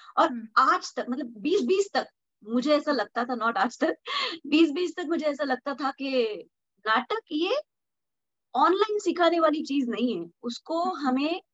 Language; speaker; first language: Hindi; non-native, local second language; Marathi